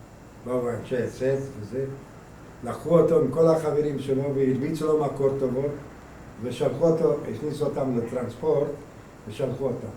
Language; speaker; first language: Hebrew; non-native, fluent; Hungarian